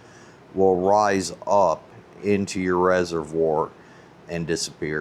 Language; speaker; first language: English; native; English